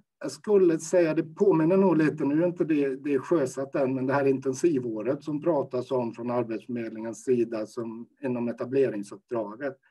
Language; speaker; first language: Swedish; native; Swedish